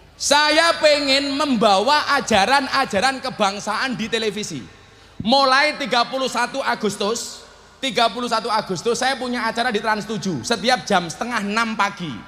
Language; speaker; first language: Indonesian; non-native, local second language; Javanese